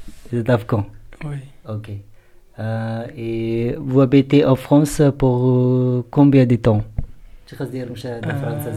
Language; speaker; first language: French; non-native, learner; Urdu